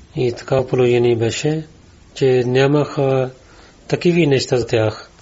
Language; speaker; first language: Bulgarian; non-native, learner; Urdu